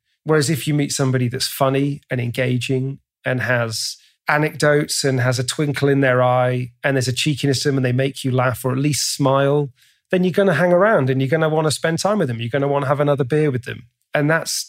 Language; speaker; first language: English; native; English